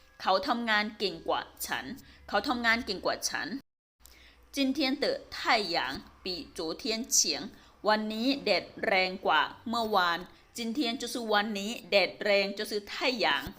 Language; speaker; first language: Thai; native; Thai